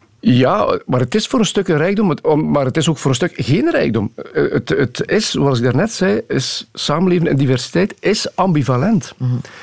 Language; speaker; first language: Dutch; native; Dutch